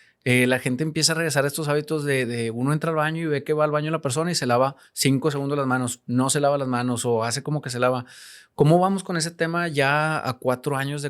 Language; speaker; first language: Spanish; native; Spanish